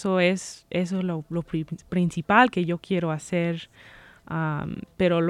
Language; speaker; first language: Spanish; early bilingual, heritage; Spanish